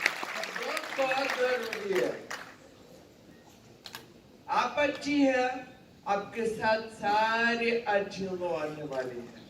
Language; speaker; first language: Hindi; non-native, learner; Ukrainian